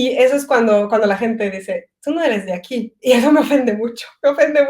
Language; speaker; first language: Spanish; early bilingual, heritage; French